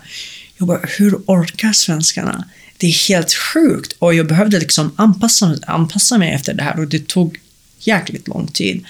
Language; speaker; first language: Swedish; non-native, fluent; Arabic